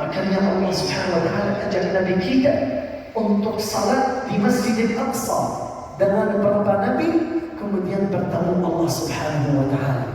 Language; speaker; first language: Indonesian; non-native, fluent; Arabic